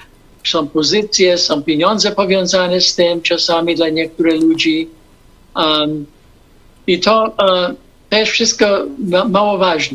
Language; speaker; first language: Polish; non-native, fluent; English